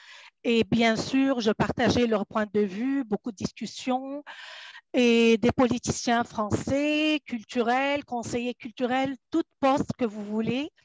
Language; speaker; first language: French; non-native, fluent; Arabic